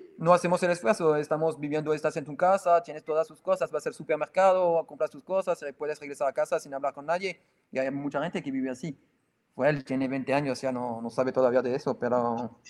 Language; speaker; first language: Spanish; non-native, fluent; French